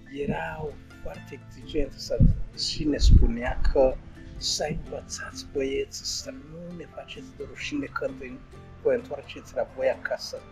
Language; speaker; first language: Romanian; non-native, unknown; Rundi